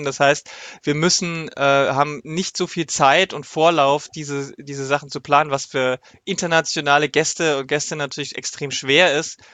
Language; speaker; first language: German; native; German